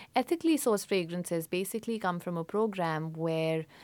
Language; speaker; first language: English; non-native, local second language; Hindi